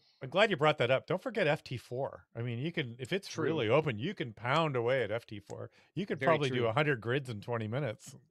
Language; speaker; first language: English; native; English